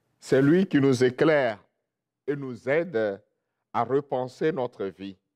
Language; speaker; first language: French; non-native, local second language; Ewe